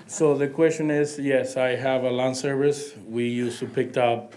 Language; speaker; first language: English; non-native, learner; Spanish